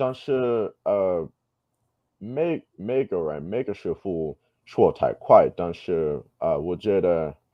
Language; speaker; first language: Chinese; non-native, learner; English